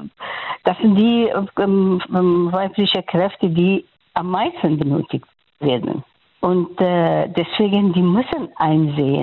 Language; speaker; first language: German; non-native, fluent; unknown